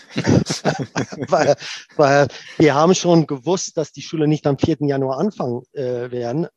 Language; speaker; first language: German; non-native, fluent; Afrikaans